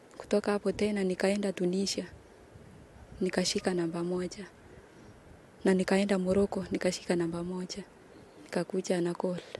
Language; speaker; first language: Swahili; non-native, local second language; Kalenjin